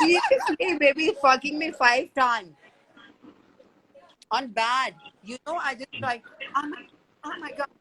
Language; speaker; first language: English; non-native, learner; Hindi